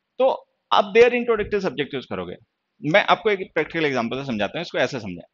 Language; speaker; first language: Hindi; native; Hindi